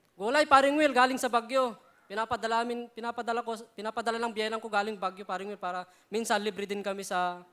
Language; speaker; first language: Filipino; non-native, local second language; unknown